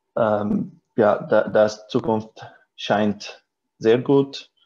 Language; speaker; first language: German; non-native, learner; Arabic